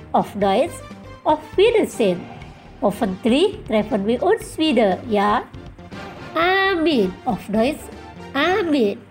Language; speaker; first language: German; non-native, fluent; Indonesian